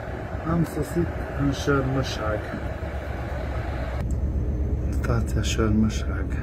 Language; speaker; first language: Romanian; non-native, local second language; Hungarian